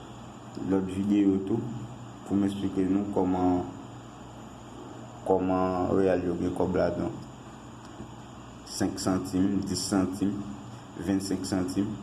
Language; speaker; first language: French; non-native, learner; Haitian Creole